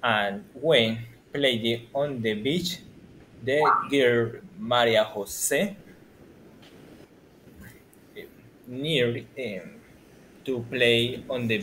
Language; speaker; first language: English; non-native, learner; Spanish